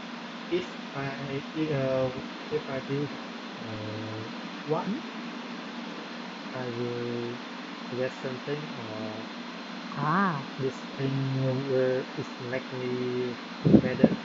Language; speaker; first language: English; non-native, learner; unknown